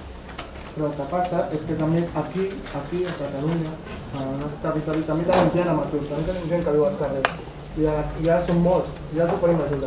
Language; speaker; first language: Catalan; native; Catalan